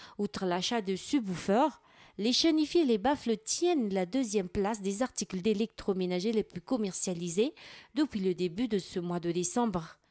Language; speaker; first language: French; non-native, local second language; Malagasy